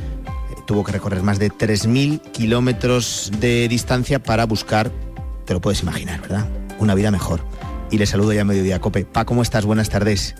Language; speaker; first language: Spanish; native; Spanish